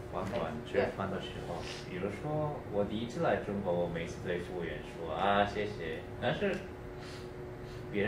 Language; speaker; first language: Chinese; non-native, learner; English